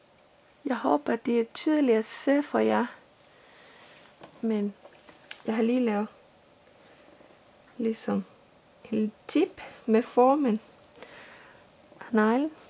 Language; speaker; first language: Danish; non-native, fluent; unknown